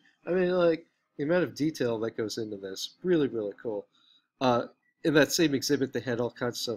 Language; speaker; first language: English; native; English